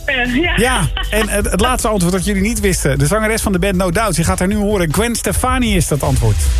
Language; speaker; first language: Dutch; native; Dutch